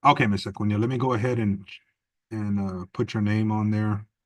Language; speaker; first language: English; native; English